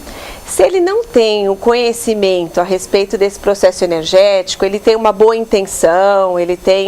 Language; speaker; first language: Portuguese; native; Portuguese